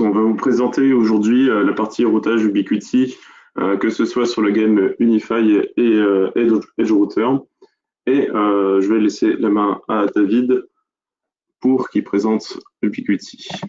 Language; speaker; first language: French; native; French